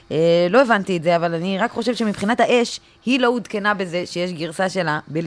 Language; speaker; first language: Hebrew; native; Hebrew